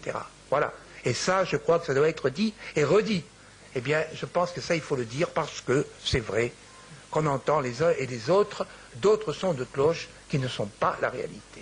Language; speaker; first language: French; native; French